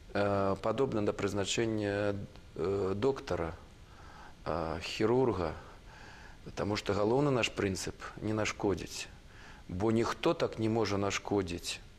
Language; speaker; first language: Belarusian; native; Belarusian